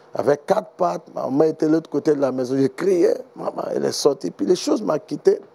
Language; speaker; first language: French; non-native, learner; Igbo